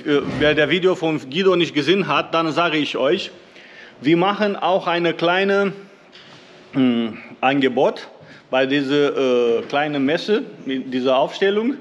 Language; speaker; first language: German; non-native, learner; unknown